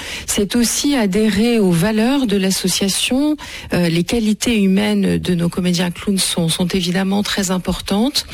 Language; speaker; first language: French; native; French